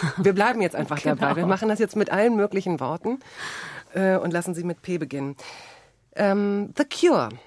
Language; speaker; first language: German; native; German